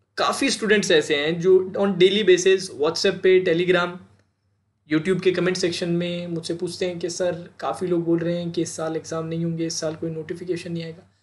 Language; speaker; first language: Hindi; native; Hindi